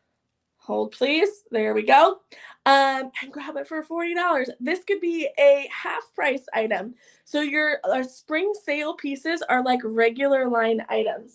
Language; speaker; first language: English; native; English